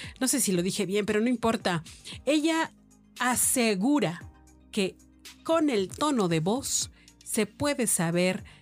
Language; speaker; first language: Spanish; native; Spanish